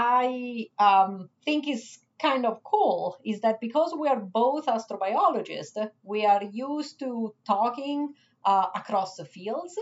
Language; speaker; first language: English; non-native, fluent; Italian